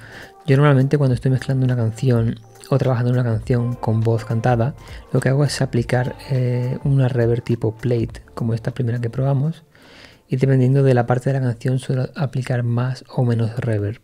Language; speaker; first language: Spanish; native; Spanish